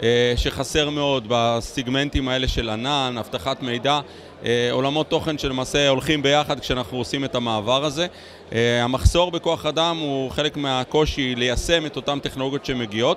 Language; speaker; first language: Hebrew; native; Hebrew